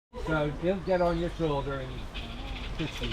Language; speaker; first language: English; native; English